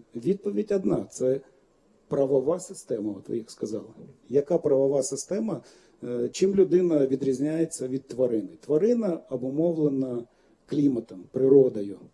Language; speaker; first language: Ukrainian; non-native, fluent; Lithuanian